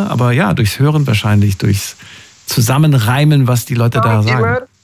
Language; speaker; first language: German; native; German